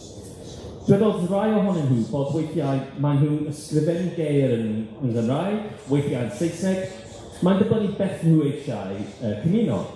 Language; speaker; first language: Welsh; non-native, fluent; English